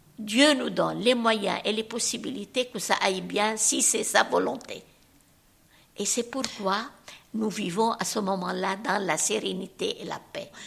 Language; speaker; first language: French; non-native, local second language; Arabic